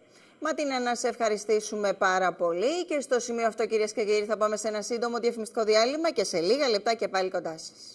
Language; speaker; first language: Greek; native; Greek